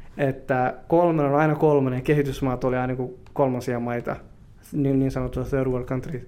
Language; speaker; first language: Finnish; early bilingual, other home language; Somali